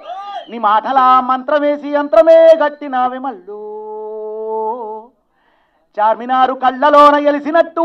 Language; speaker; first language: Telugu; native; Telugu